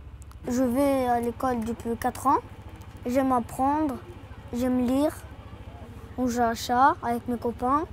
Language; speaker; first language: French; early bilingual, other home language; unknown